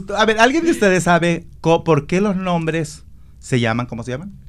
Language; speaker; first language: Spanish; native; Spanish